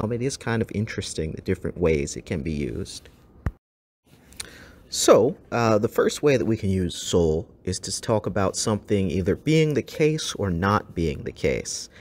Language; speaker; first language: English; native; English